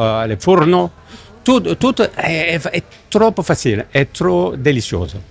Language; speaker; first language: Italian; non-native, learner; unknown